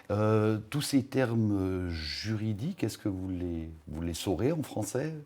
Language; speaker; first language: French; native; French